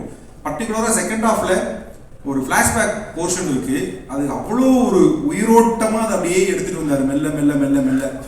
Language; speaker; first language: Tamil; native; Tamil